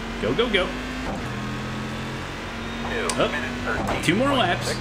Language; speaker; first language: English; native; English